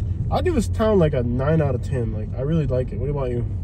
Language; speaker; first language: English; native; English